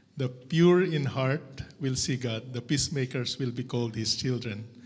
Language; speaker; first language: English; non-native, local second language; Filipino